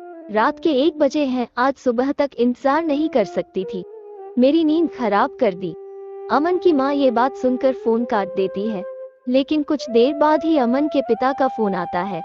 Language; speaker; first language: Hindi; native; Hindi